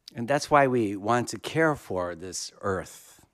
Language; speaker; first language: English; native; English